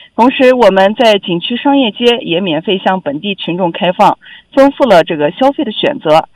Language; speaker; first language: Chinese; non-native, local second language; Uyghur